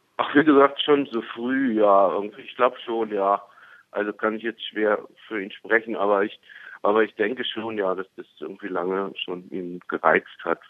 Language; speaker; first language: German; native; German